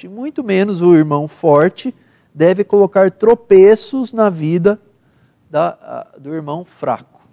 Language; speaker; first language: Portuguese; native; Portuguese